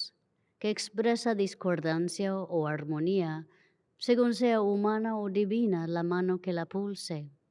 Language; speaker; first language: Spanish; native; Spanish